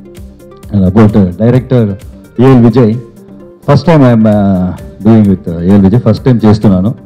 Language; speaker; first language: Telugu; non-native, fluent; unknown